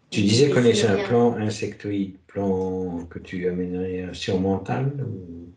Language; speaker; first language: French; native; French